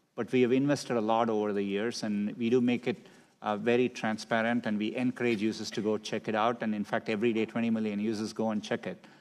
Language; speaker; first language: English; non-native, local second language; Tamil